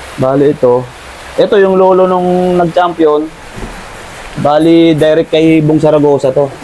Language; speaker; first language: Filipino; native; Filipino